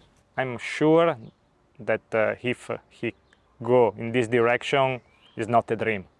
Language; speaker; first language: English; non-native, learner; Italian